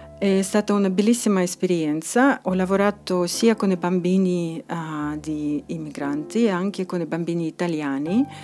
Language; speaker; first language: Italian; non-native, fluent; Russian